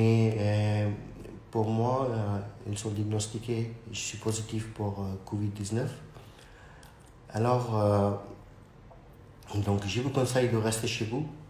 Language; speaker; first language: French; non-native, fluent; Urdu